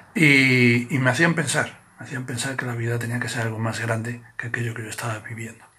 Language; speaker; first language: Spanish; native; Spanish